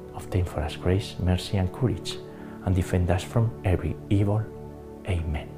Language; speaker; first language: English; non-native, fluent; Spanish